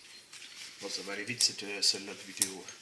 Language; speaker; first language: French; native; French